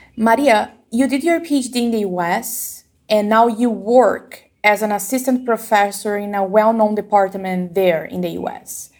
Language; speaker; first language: English; non-native, fluent; Portuguese